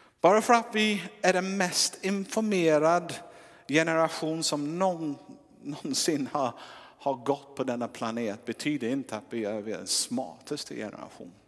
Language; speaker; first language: Swedish; non-native, fluent; English